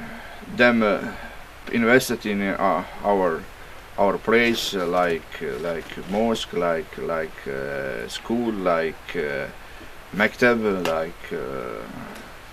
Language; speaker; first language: English; non-native, learner; Bosnian